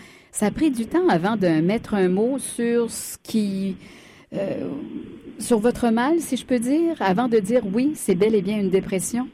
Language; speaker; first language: French; native; French